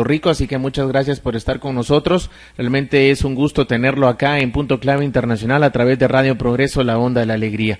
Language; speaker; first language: Spanish; native; Spanish